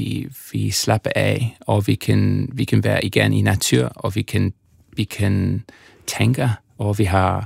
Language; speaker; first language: Danish; non-native, fluent; English